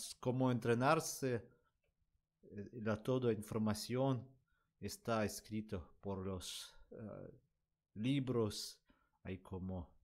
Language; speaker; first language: Spanish; non-native, learner; Russian